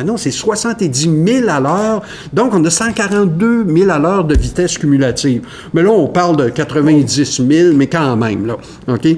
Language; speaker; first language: French; native; French